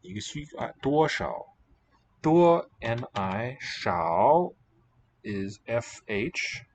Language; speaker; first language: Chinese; non-native, learner; English